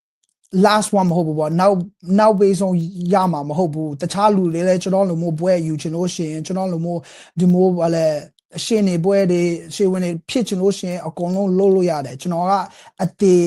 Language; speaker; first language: Burmese; early bilingual, heritage; Burmese